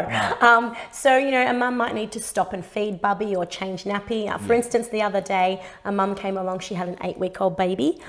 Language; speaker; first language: English; native; English